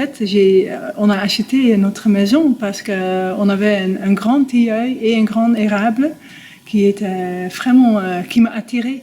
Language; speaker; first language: French; non-native, fluent; Dutch